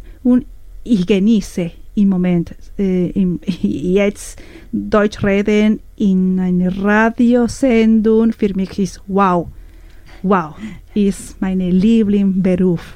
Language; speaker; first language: German; non-native, learner; Spanish